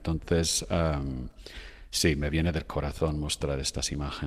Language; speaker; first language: Spanish; non-native, fluent; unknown